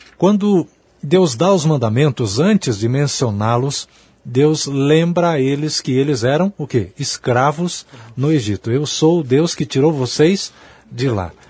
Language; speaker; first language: Portuguese; native; Portuguese